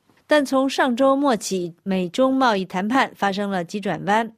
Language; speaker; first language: Chinese; native; Chinese